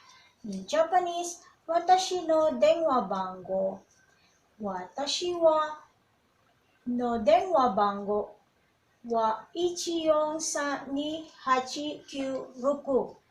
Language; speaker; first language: Japanese; non-native, learner; Filipino